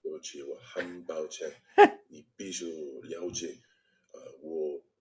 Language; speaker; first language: Chinese; non-native, learner; English